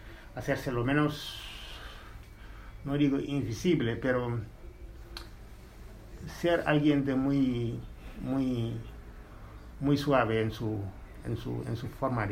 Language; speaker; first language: Spanish; non-native, fluent; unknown